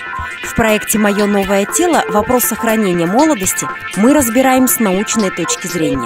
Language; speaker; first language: Russian; native; Russian